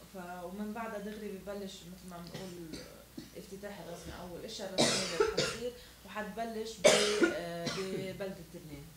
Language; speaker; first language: Arabic; native; Arabic